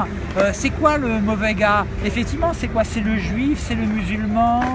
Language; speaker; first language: French; native; French